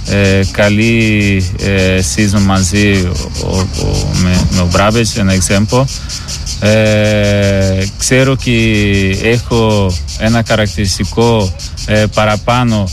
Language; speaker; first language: Greek; non-native, learner; Portuguese